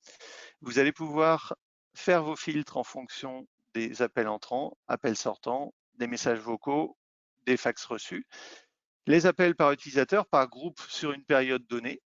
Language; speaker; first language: French; native; French